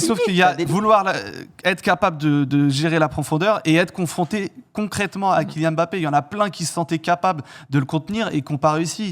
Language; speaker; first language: French; native; French